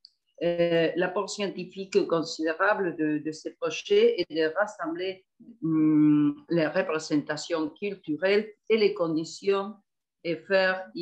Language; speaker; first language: French; non-native, fluent; Spanish